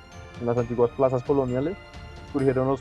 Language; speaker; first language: Spanish; native; Spanish